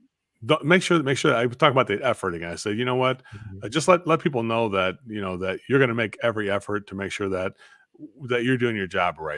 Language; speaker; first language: English; native; English